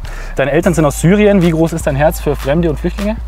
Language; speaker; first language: German; native; German